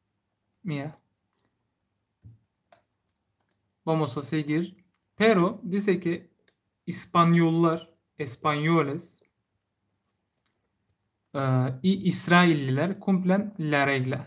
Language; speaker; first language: Spanish; non-native, learner; Turkish